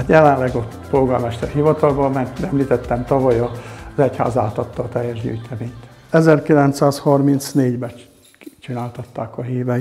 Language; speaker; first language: Hungarian; native; Hungarian